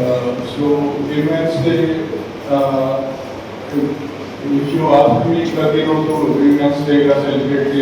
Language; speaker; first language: Telugu; non-native, fluent; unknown